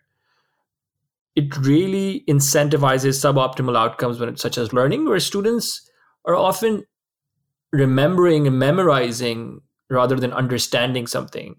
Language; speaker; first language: English; non-native, local second language; Urdu